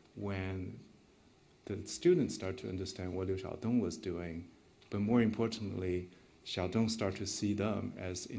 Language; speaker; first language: English; non-native, fluent; Chinese